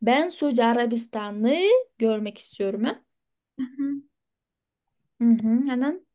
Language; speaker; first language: Turkish; non-native, fluent; Kyrgyz